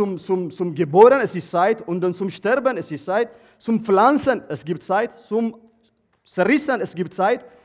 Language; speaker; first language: German; non-native, learner; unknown